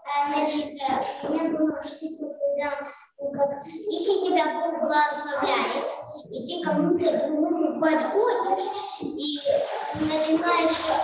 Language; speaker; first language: Russian; early bilingual, heritage; Russian